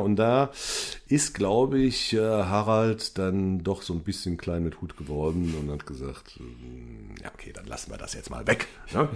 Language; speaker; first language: German; native; German